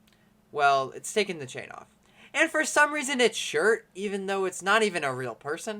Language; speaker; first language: English; native; English